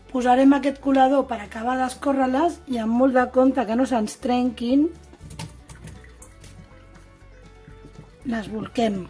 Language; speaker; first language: Catalan; native; Catalan